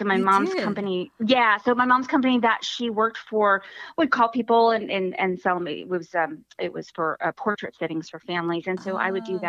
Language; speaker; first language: English; native; English